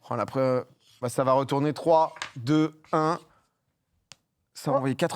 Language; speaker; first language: French; native; French